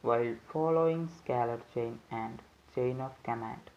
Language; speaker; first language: English; non-native, local second language; Malayalam